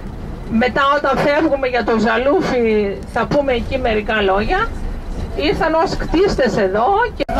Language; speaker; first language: Greek; native; Greek